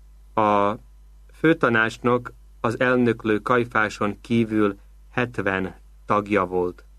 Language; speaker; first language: Hungarian; native; Hungarian